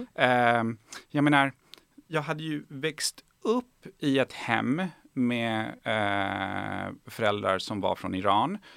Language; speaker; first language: Swedish; early bilingual, other home language; Persian